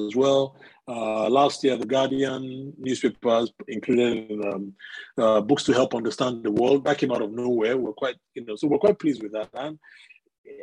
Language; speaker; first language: English; non-native, local second language; Yoruba